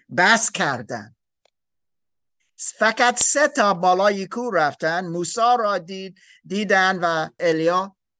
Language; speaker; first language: Persian; non-native, learner; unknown